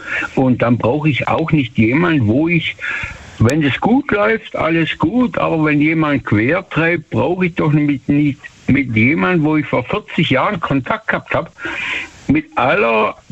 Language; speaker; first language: German; native; German